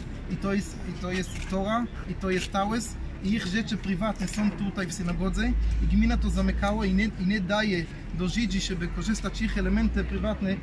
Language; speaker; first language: Polish; non-native, learner; Hebrew